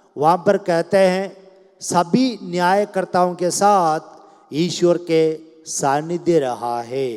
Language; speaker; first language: Hindi; non-native, local second language; Malayalam